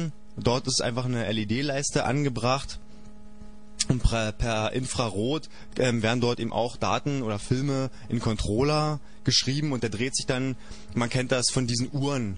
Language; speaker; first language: German; native; German